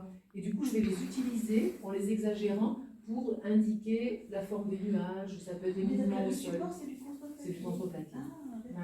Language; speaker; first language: French; native; French